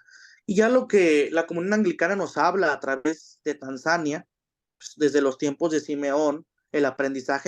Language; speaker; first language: Spanish; native; Spanish